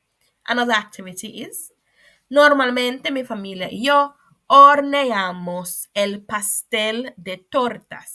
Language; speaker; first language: Spanish; non-native, fluent; English